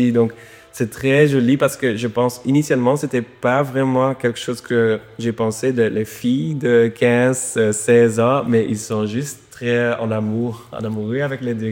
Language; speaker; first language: French; non-native, learner; Dutch